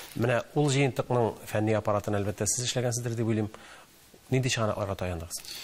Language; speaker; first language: Tatar; native; Tatar